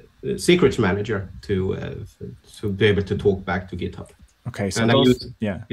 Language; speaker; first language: English; non-native, fluent; Swedish